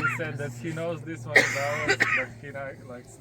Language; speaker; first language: English; non-native, fluent; Slovenian